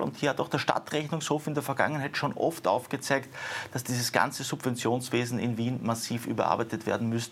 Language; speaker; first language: German; native; German